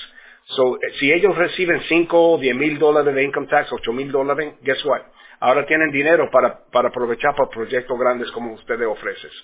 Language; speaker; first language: Spanish; early bilingual, heritage; Spanish